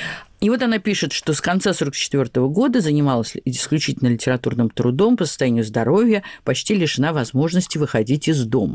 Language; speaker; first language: Russian; native; Russian